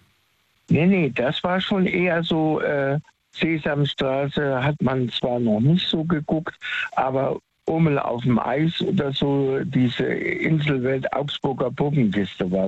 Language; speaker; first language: German; native; German